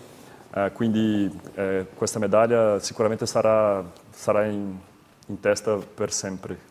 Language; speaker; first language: Italian; non-native, learner; Portuguese